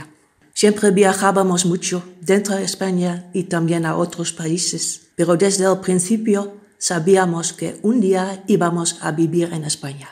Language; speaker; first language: Spanish; non-native, fluent; Dutch